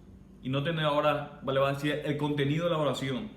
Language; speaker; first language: Spanish; native; Spanish